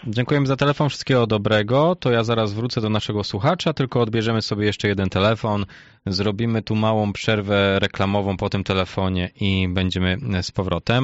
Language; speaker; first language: Polish; native; Polish